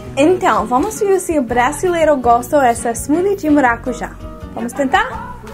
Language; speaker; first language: Portuguese; non-native, learner; English